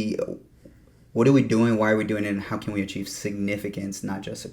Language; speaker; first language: English; native; English